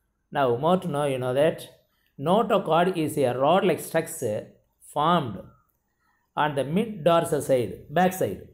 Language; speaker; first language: English; non-native, local second language; Tamil